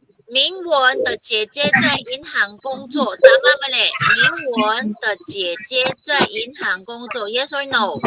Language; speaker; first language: Chinese; non-native, fluent; Filipino